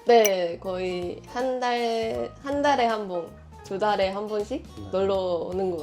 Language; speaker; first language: Korean; non-native, fluent; Japanese